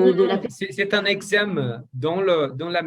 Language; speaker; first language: French; non-native, learner; Portuguese